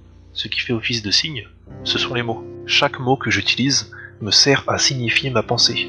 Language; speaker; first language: French; native; French